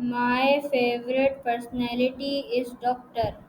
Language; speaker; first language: English; non-native, learner; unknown